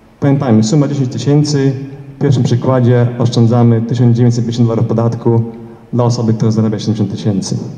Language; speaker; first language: Polish; early bilingual, heritage; Polish